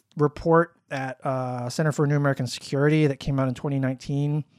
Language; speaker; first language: English; native; English